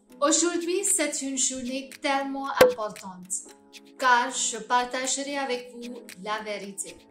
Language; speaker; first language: French; non-native, fluent; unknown